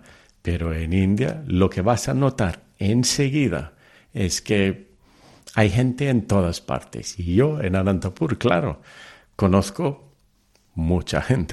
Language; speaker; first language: Spanish; early bilingual, heritage; Telugu